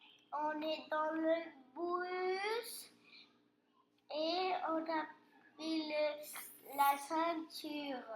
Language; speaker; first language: French; non-native, learner; Portuguese